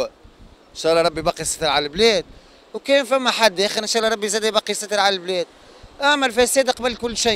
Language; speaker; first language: Arabic; native; Arabic